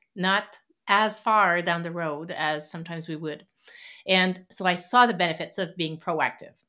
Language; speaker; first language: English; non-native, fluent; French